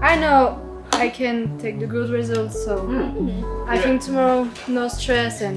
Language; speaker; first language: English; non-native, learner; French